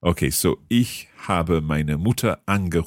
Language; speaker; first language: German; non-native, learner; English